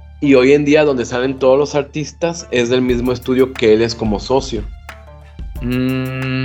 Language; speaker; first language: Spanish; native; Spanish